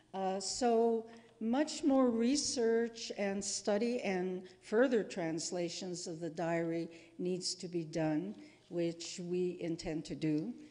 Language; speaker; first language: English; native; English